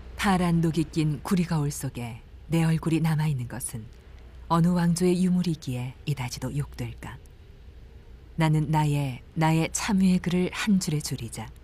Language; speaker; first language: Korean; native; Korean